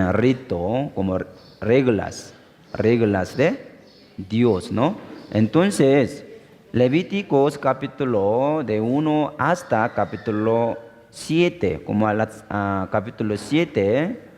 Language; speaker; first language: Spanish; non-native, fluent; Korean